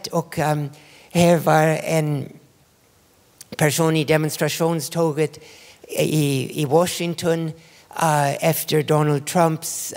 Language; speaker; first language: Swedish; non-native, fluent; English